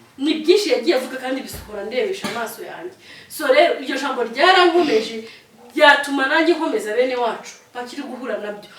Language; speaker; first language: Kinyarwanda; native; Kinyarwanda